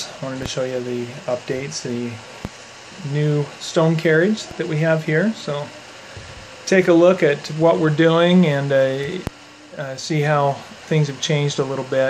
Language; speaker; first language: English; native; English